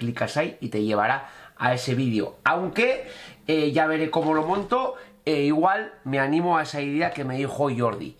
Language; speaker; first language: Spanish; native; Spanish